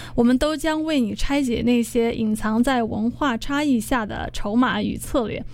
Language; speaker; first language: Chinese; native; Chinese